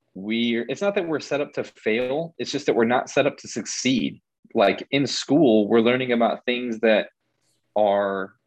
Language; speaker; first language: English; native; English